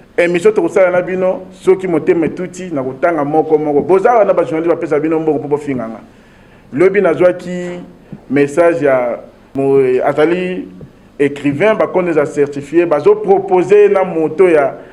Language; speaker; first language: Lingala; non-native, local second language; Kituba (Democratic Republic of Congo)